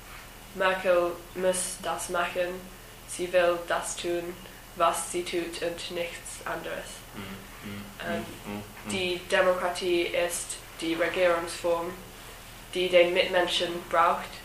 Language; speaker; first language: German; non-native, learner; English